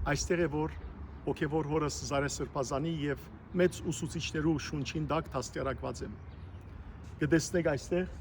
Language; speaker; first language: Armenian; early bilingual, heritage; Armenian